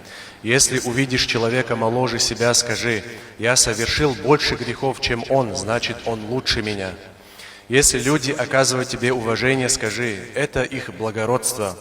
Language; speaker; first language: Russian; non-native, local second language; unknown